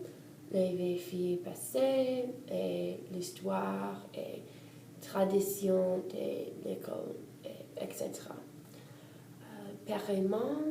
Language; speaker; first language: French; non-native, learner; English